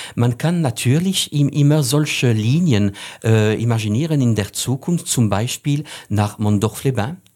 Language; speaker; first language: German; non-native, fluent; French